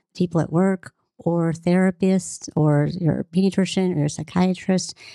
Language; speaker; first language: English; early bilingual, other home language; Hindi